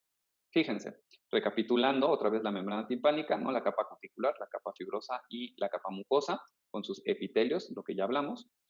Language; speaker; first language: Spanish; native; Spanish